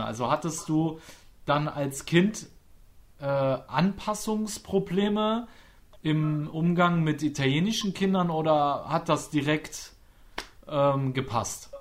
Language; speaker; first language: German; native; German